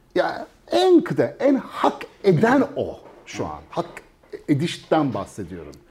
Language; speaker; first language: Turkish; early bilingual, heritage; Turkish